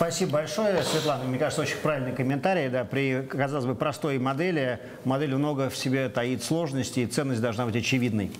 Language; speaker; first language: Russian; native; Russian